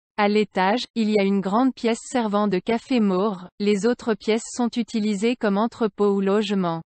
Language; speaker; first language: French; non-native, local second language; Arabic